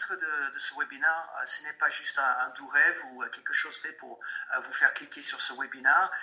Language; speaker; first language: French; non-native, fluent; English